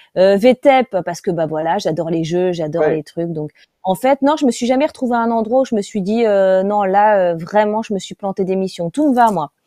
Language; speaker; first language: French; native; French